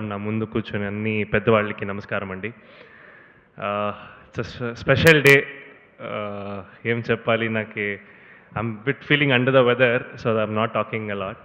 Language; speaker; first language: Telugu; non-native, learner; Kannada